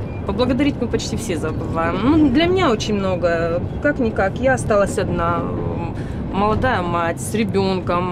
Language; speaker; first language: Russian; native; Russian